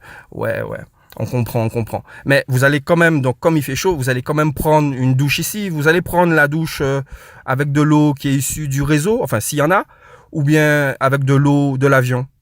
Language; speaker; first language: French; non-native, local second language; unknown